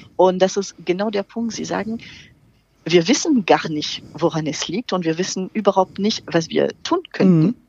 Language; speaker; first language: German; non-native, fluent; French